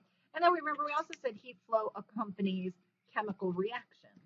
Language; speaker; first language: English; native; English